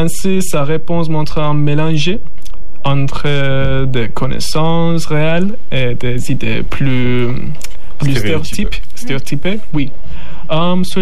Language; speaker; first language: French; non-native, learner; Turkish